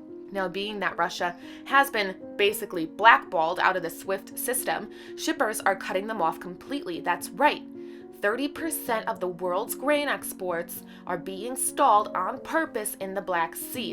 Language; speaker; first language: English; native; English